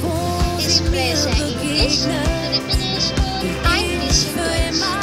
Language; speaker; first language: German; non-native, learner; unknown